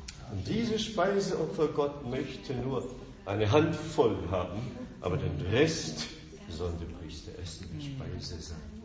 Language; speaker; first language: German; non-native, fluent; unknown